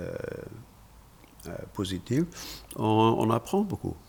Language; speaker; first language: French; non-native, fluent; German